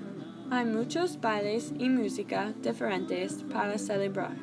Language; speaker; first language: Spanish; non-native, learner; English